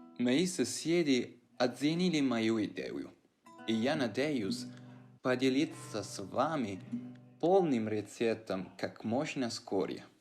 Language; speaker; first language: Russian; non-native, fluent; Italian